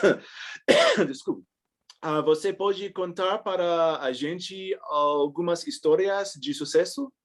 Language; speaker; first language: Portuguese; non-native, fluent; English